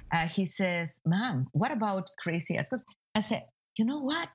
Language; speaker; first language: English; non-native, fluent; Spanish